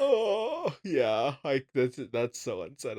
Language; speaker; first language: English; native; English